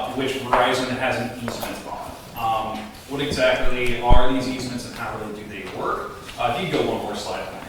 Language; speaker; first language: English; native; English